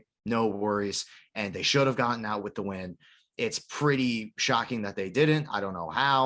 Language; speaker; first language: English; native; English